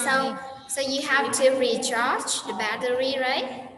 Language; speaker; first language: English; non-native, fluent; Vietnamese